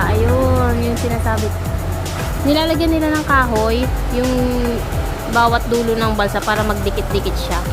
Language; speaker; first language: Filipino; non-native, local second language; Bikol